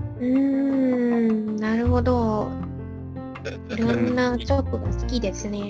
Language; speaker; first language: Japanese; non-native, learner; Malay